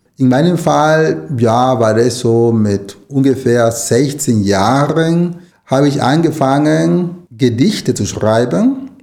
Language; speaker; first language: German; non-native, fluent; Spanish